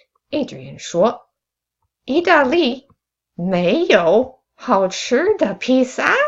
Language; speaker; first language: Chinese; non-native, fluent; English